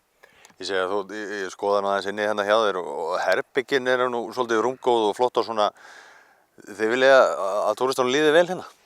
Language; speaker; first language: Icelandic; native; Icelandic